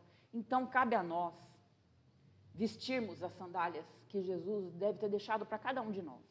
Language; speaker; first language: Portuguese; native; Portuguese